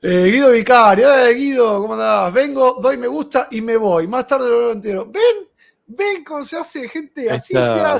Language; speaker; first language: Spanish; native; Spanish